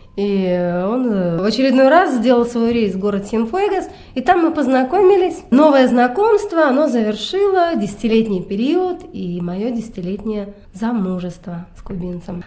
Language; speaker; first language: Russian; native; Russian